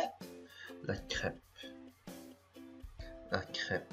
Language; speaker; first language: French; non-native, fluent; Portuguese